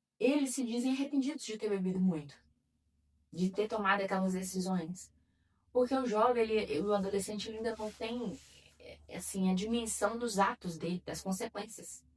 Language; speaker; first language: Portuguese; native; Portuguese